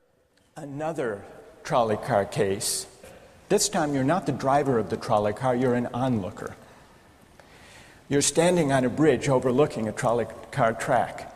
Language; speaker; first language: English; native; English